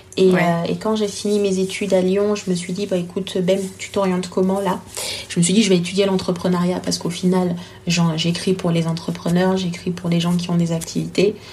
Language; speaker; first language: French; non-native, local second language; Lingala